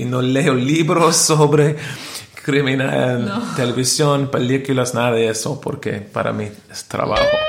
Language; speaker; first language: Spanish; non-native, learner; English